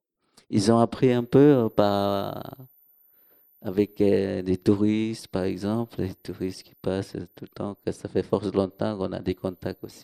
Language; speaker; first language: French; non-native, local second language; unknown